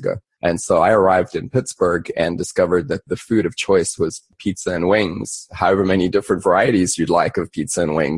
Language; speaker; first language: English; native; English